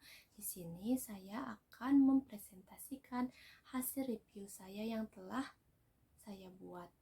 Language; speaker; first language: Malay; non-native, local second language; Sundanese